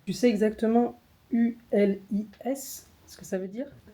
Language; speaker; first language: French; native; French